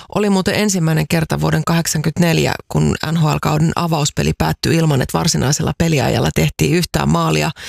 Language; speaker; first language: Finnish; native; Finnish